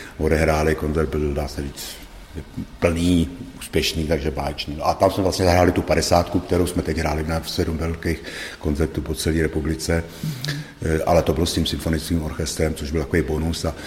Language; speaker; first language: Czech; native; Czech